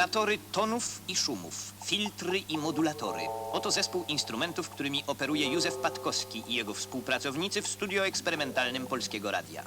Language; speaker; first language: Polish; native; Polish